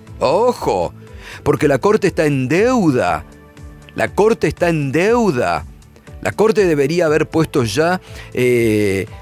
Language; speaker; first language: Spanish; native; Spanish